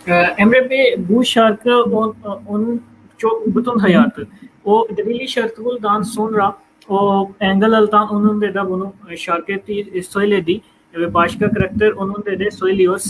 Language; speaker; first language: Turkish; non-native, fluent; Urdu